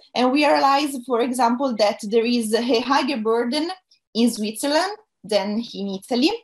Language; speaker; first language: English; non-native, fluent; Italian